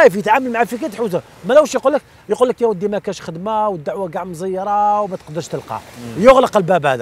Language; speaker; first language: Arabic; native; Arabic